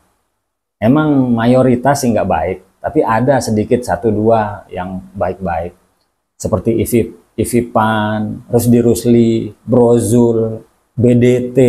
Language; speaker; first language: Indonesian; native; Indonesian